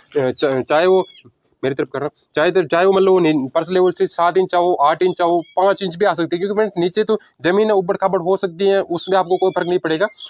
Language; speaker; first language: Hindi; native; Hindi